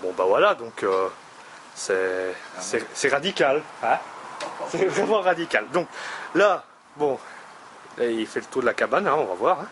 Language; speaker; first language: French; native; French